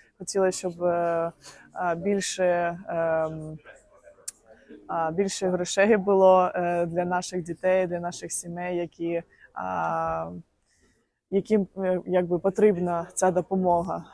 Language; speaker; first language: Ukrainian; non-native, local second language; Russian